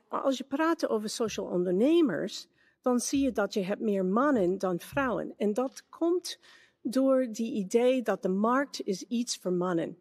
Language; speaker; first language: Dutch; non-native, learner; English